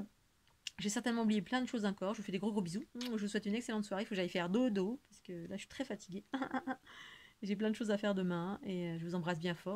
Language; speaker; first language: French; native; French